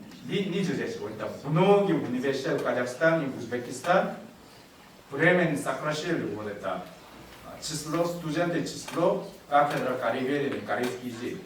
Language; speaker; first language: Russian; non-native, learner; Korean